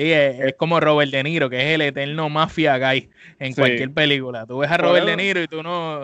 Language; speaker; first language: Spanish; native; Spanish